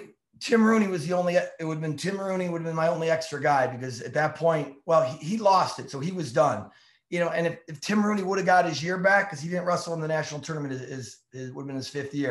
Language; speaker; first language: English; native; English